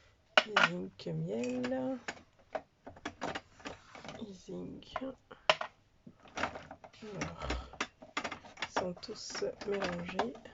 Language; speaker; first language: French; native; French